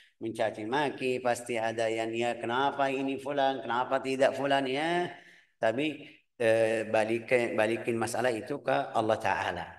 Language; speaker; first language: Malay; non-native, fluent; Arabic